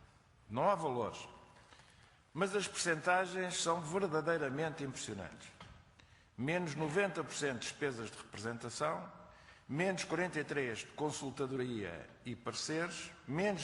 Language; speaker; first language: Portuguese; native; Portuguese